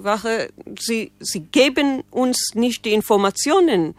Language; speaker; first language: German; non-native, learner; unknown